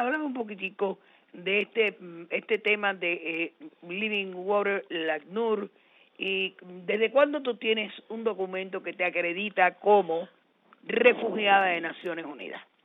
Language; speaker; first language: Spanish; native; Spanish